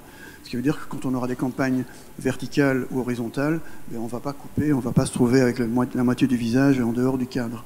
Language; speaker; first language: French; native; French